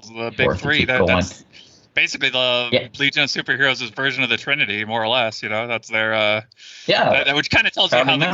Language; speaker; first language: English; native; English